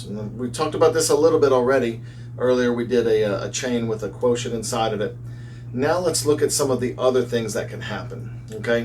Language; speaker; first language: English; native; English